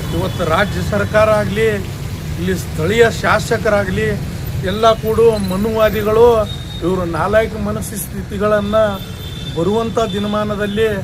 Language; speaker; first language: Kannada; native; Kannada